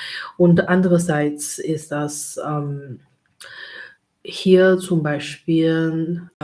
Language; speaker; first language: German; non-native, learner; Chinese